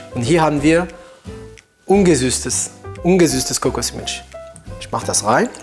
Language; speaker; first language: German; non-native, fluent; French